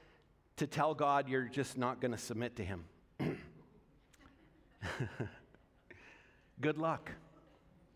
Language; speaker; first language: English; native; English